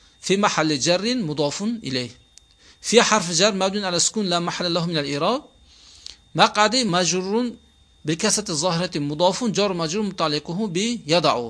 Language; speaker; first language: Arabic; non-native, fluent; Uzbek